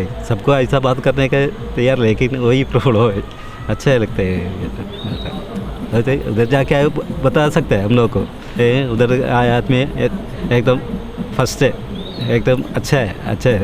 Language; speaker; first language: Hindi; non-native, local second language; Malayalam